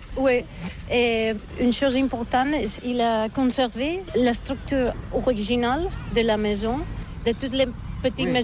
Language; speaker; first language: French; non-native, fluent; Catalan